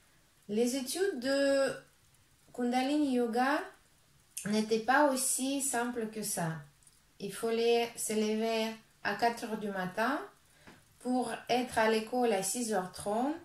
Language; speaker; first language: French; non-native, fluent; Russian